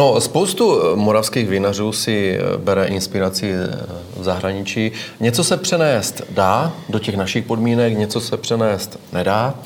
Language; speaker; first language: Czech; native; Czech